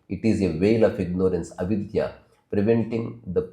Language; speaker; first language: English; non-native, local second language; Telugu